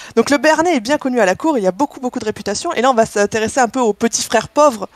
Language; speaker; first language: French; native; French